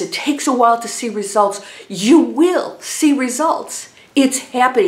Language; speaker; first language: English; native; English